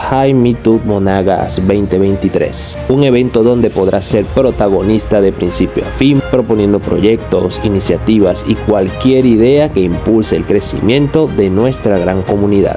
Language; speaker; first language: Spanish; native; Spanish